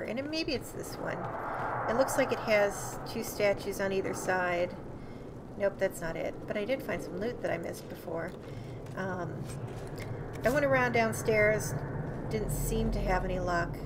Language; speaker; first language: English; native; English